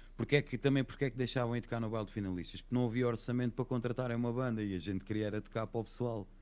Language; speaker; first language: Portuguese; native; Portuguese